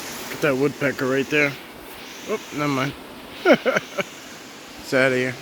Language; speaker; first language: English; native; English